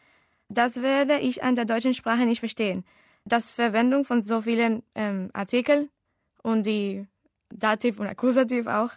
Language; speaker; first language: German; non-native, learner; Spanish